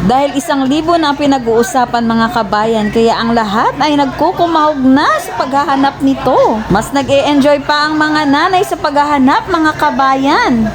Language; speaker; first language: Filipino; native; Filipino